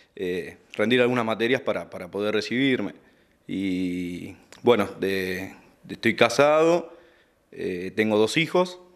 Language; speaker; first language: Spanish; native; Spanish